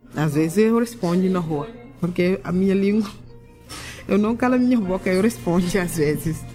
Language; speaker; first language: Portuguese; non-native, learner; Wolof